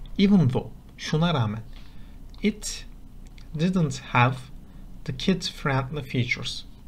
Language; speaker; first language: English; non-native, fluent; Turkish